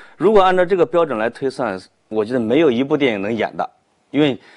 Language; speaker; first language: Chinese; native; Chinese